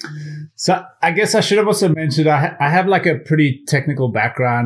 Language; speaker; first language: English; native; English